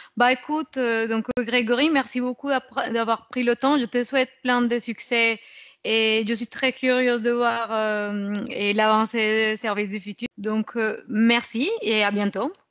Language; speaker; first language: French; non-native, fluent; Spanish